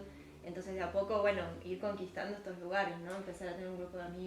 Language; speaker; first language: Spanish; early bilingual, other home language; Ukrainian